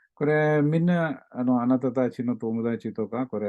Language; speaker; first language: Japanese; non-native, learner; Malayalam